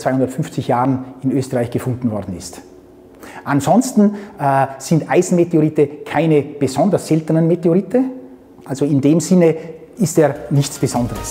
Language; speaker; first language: German; native; German